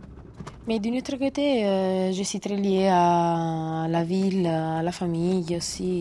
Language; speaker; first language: French; non-native, fluent; Italian